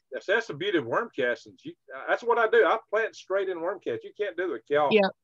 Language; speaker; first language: English; native; English